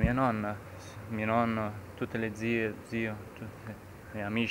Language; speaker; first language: Italian; early bilingual, heritage; German